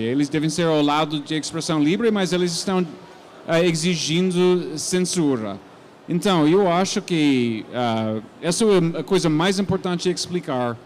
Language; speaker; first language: Portuguese; non-native, fluent; English